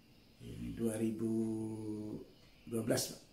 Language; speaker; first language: Indonesian; non-native, local second language; Javanese